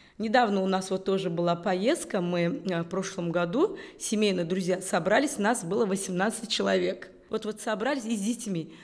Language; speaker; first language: Russian; non-native, local second language; Uzbek